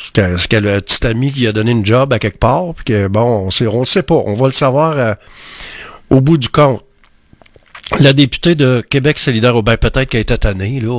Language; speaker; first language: French; native; French